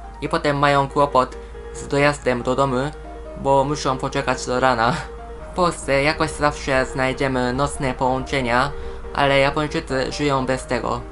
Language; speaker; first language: Polish; non-native, fluent; Japanese